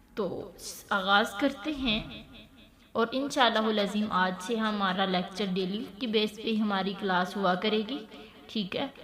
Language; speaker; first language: Urdu; native; Urdu